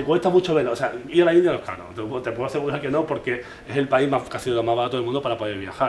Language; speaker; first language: Spanish; native; Spanish